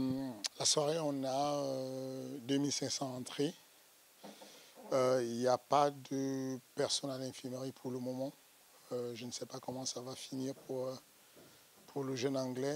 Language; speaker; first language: French; native; French